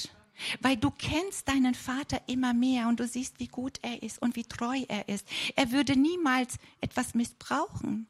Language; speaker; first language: German; non-native, fluent; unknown